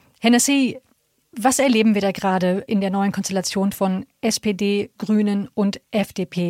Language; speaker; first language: German; native; German